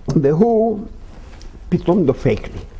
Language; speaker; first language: Hebrew; non-native, fluent; Yiddish